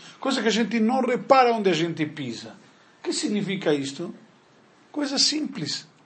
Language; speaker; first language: Portuguese; non-native, fluent; Spanish